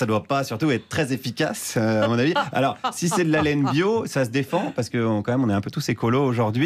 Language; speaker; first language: French; native; French